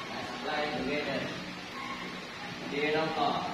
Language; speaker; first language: English; non-native, learner; Indonesian